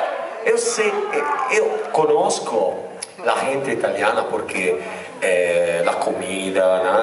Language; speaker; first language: Spanish; non-native, learner; Italian